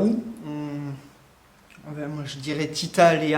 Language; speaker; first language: French; native; French